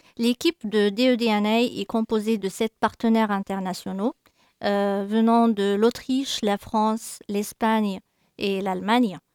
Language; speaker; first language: French; non-native, local second language; Arabic